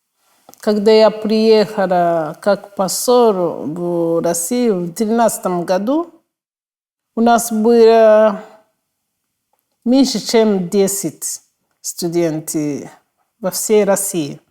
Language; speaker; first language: Russian; non-native, fluent; Kinyarwanda